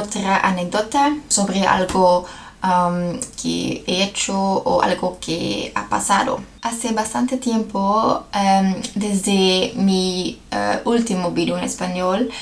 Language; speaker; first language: Spanish; non-native, learner; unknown